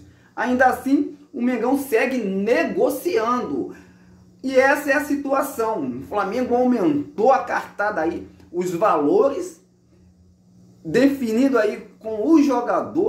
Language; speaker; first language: Portuguese; native; Portuguese